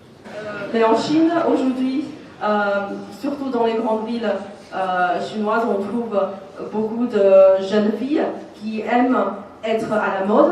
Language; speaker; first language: French; non-native, fluent; Chinese